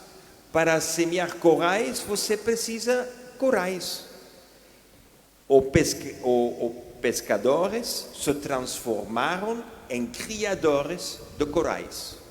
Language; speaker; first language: Portuguese; non-native, fluent; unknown